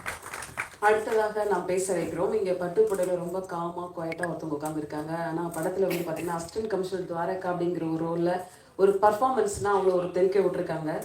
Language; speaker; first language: Tamil; native; Tamil